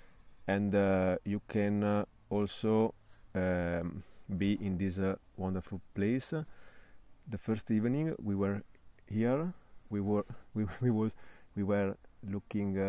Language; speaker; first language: English; non-native, fluent; Italian